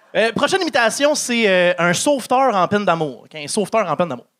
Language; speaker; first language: French; native; French